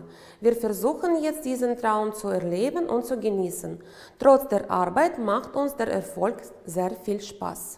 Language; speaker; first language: German; non-native, fluent; Uzbek